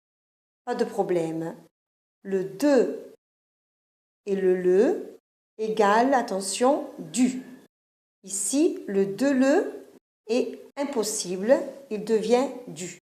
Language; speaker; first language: French; non-native, fluent; Italian